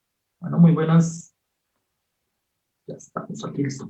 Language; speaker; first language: Spanish; native; Spanish